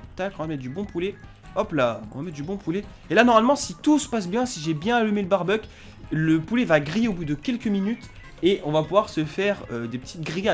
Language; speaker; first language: French; native; French